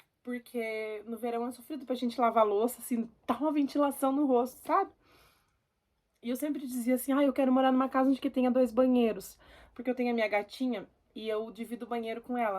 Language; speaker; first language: Portuguese; native; Portuguese